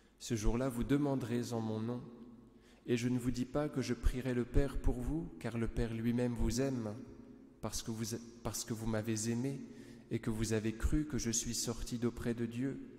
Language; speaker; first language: French; native; French